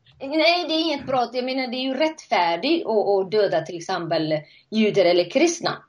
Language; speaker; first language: Swedish; non-native, fluent; Somali